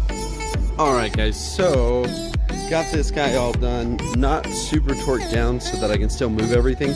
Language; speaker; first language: English; native; English